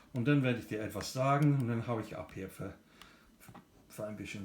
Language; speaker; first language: German; non-native, fluent; English